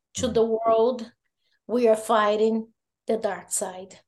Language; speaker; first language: English; non-native, fluent; Portuguese